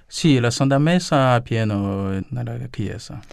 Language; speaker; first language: Italian; non-native, learner; Chinese